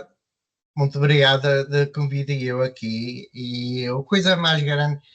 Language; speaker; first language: Portuguese; early bilingual, heritage; Portuguese